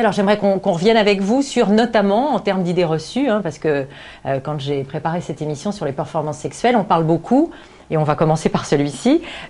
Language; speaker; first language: French; native; French